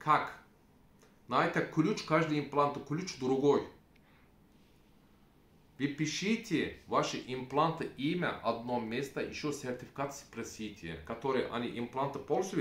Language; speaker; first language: Russian; non-native, learner; Turkish